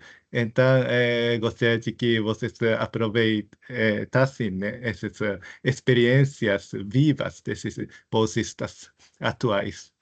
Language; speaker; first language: Portuguese; non-native, fluent; Japanese